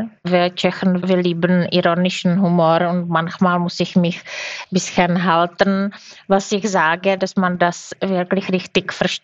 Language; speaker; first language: German; non-native, fluent; Czech